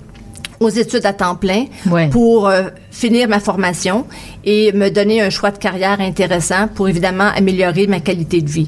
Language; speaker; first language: French; native; French